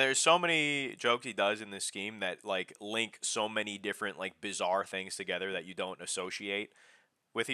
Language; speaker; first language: English; native; English